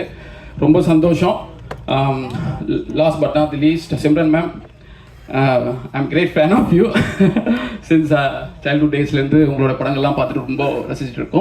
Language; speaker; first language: Tamil; native; Tamil